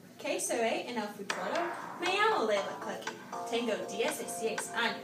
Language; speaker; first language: Spanish; non-native, learner; English